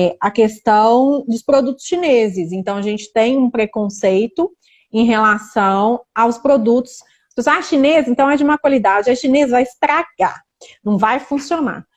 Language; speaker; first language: Portuguese; native; Portuguese